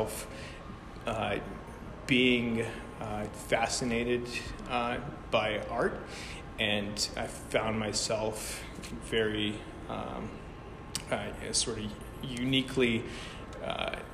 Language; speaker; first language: English; early bilingual, other home language; Ukrainian